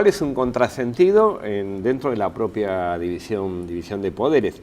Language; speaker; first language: Spanish; native; Spanish